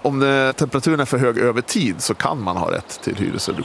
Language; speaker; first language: Swedish; native; Swedish